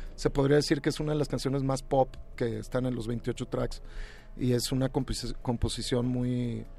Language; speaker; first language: Spanish; native; Spanish